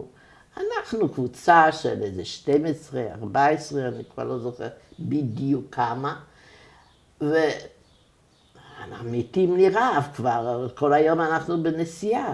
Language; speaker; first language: Hebrew; non-native, fluent; German